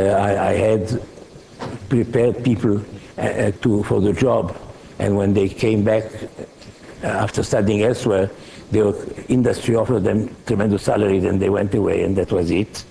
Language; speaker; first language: English; non-native, fluent; Hebrew